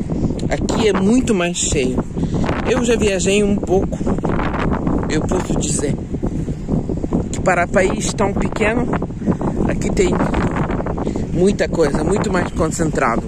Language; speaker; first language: Portuguese; non-native, fluent; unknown